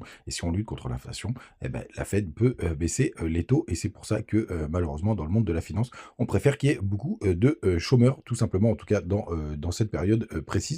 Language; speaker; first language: French; native; French